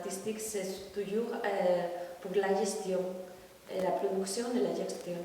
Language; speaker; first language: French; non-native, learner; Spanish